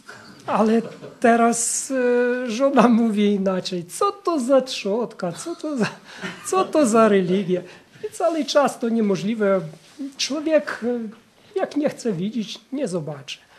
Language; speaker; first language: Polish; non-native, fluent; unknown